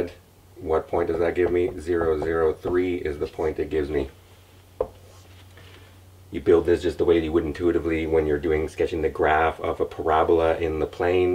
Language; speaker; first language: English; native; English